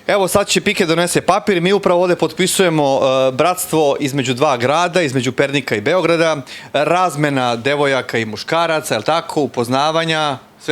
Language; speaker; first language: Bosnian; native; Bosnian